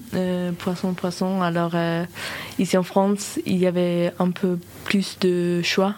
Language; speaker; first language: French; non-native, fluent; Faroese